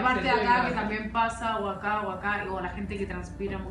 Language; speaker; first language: Spanish; native; Spanish